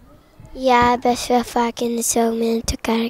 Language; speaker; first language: Dutch; early bilingual, other home language; Turkish